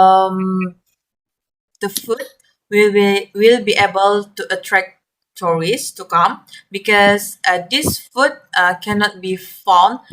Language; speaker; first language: English; non-native, learner; Malay